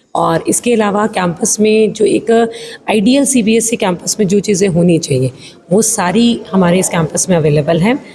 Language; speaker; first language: Hindi; native; Hindi